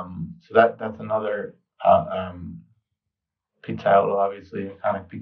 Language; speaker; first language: English; native; English